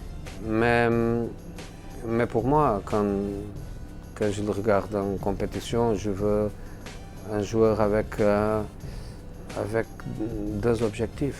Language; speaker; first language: French; non-native, fluent; Portuguese